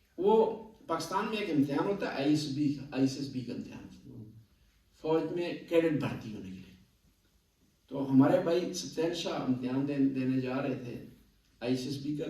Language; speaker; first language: Urdu; non-native, local second language; Punjabi